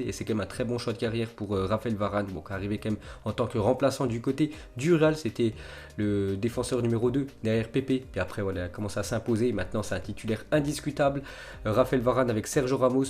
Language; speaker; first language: French; native; French